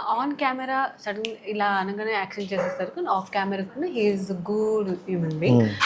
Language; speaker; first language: Telugu; non-native, fluent; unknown